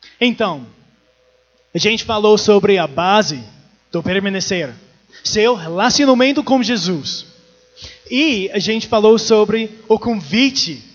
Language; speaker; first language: Portuguese; non-native, learner; English